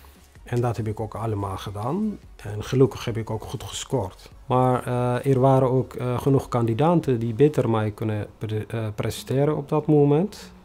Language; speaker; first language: Dutch; non-native, fluent; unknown